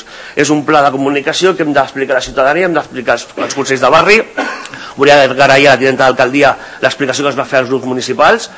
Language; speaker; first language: Catalan; native; Catalan